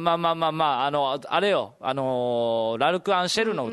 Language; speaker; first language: Japanese; native; Japanese